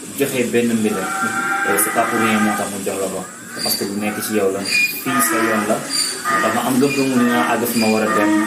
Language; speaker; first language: Wolof; non-native, local second language; Jola-Fonyi